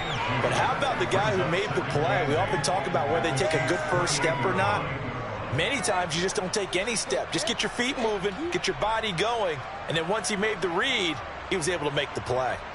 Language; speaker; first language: English; native; English